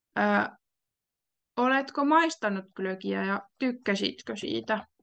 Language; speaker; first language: Finnish; native; Finnish